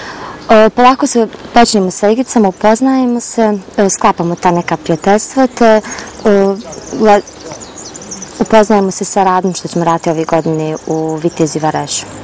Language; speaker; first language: Croatian; native; Croatian